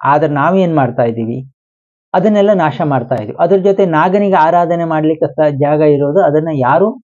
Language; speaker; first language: Kannada; non-native, local second language; Tulu